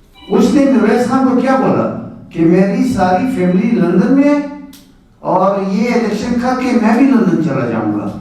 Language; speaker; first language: Urdu; non-native, local second language; Pashto